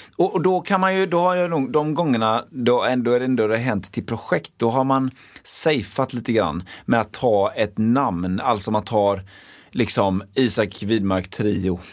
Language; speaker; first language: Swedish; native; Swedish